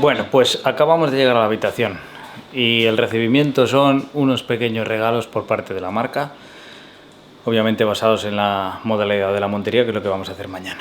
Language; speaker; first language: Spanish; native; Spanish